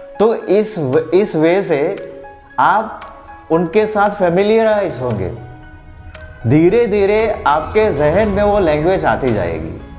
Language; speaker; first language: Hindi; non-native, local second language; Gujarati